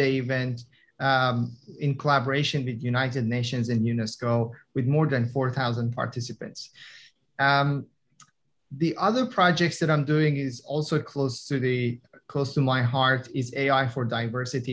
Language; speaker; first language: English; non-native, fluent; Persian